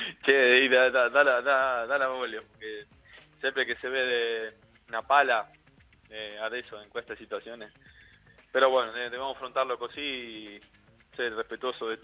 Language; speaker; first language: Italian; non-native, learner; Spanish